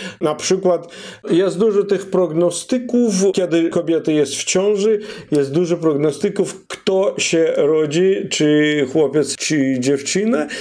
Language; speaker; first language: Polish; non-native, fluent; Russian